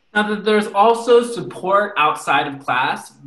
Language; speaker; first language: English; native; English